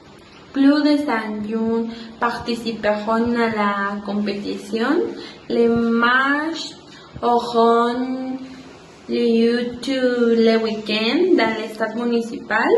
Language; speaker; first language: French; non-native, learner; Spanish